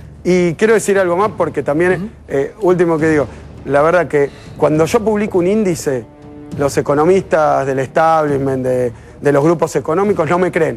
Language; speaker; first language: Spanish; native; Spanish